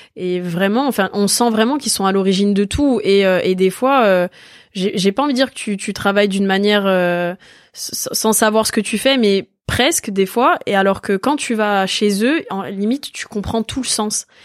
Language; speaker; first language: French; native; French